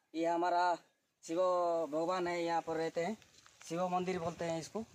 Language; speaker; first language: Hindi; non-native, local second language; Odia